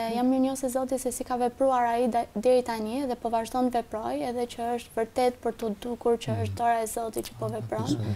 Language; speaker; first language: Albanian; native; Albanian